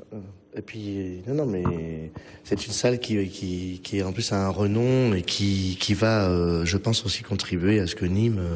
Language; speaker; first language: French; native; French